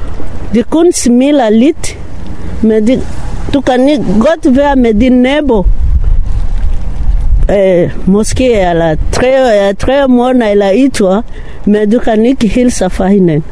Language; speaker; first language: Danish; non-native, learner; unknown